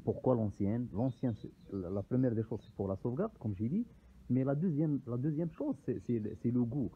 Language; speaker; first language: French; non-native, local second language; Arabic